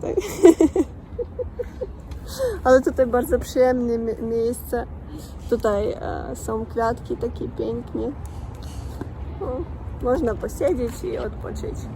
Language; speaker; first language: Polish; non-native, learner; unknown